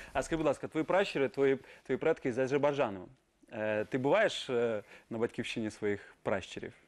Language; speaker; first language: Ukrainian; native; Ukrainian